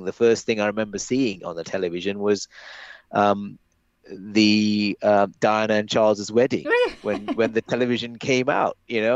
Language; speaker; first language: English; native; English